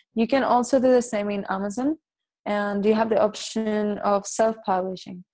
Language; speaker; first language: English; non-native, fluent; Catalan